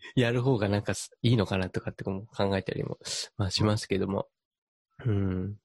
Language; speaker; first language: Japanese; native; Japanese